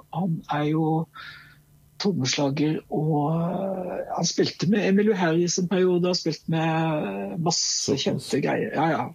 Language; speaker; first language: Norwegian; native; Norwegian